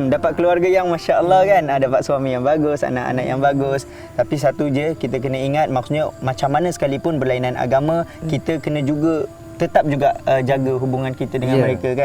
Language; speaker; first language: Malay; native; Malay